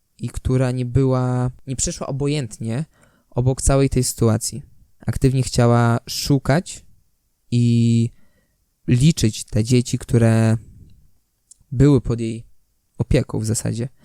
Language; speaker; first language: Polish; native; Polish